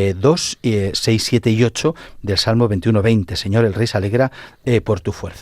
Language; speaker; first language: Spanish; native; Spanish